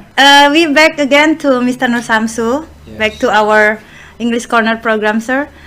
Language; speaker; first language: English; non-native, fluent; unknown